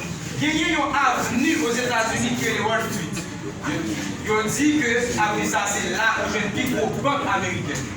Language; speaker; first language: French; non-native, local second language; Haitian Creole